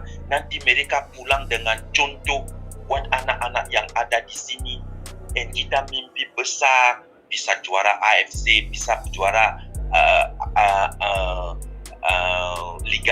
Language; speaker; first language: Indonesian; non-native, fluent; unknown